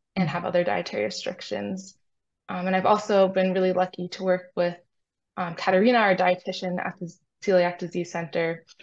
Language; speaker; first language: English; native; English